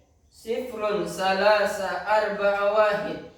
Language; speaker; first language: Arabic; non-native, fluent; Indonesian